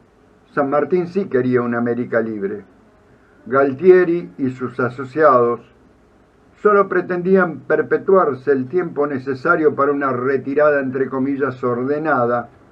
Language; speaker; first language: Spanish; native; Spanish